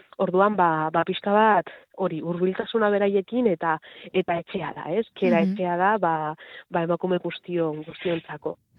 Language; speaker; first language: Basque; non-native, local second language; Spanish